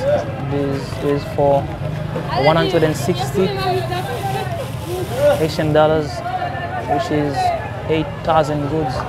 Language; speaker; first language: English; non-native, fluent; Haitian Creole